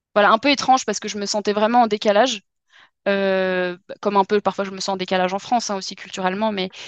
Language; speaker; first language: French; native; French